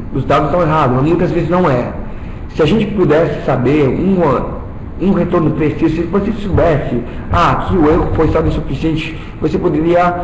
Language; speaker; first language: Portuguese; early bilingual, other home language; Italian